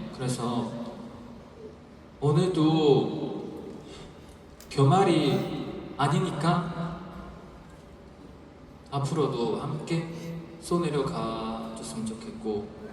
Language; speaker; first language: Korean; non-native, fluent; Chinese